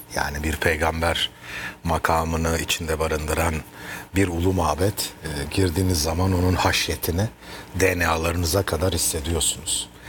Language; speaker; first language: Turkish; native; Turkish